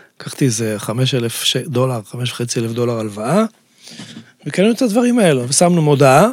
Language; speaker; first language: Hebrew; native; Hebrew